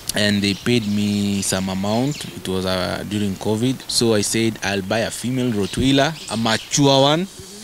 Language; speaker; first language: English; non-native, local second language; Masai